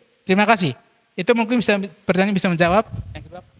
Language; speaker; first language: Indonesian; native; Indonesian